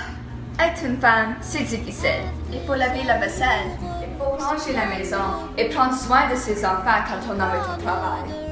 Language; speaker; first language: French; non-native, fluent; English